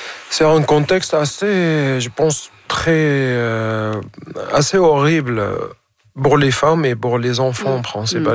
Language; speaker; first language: French; non-native, fluent; Arabic